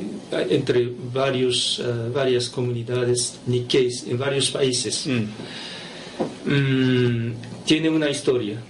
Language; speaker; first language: Spanish; non-native, fluent; Japanese